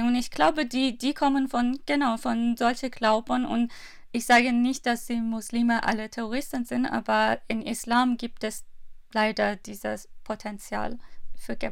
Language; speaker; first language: German; non-native, fluent; Persian